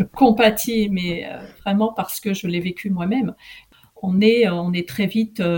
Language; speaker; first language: French; early bilingual, other home language; Arabic